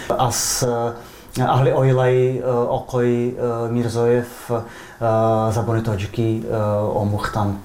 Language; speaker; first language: Persian; non-native, fluent; Czech